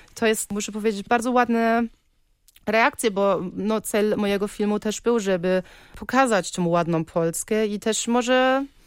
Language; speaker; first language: Polish; early bilingual, heritage; Polish